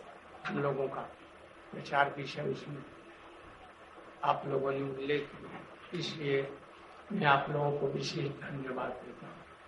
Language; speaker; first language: Hindi; native; Hindi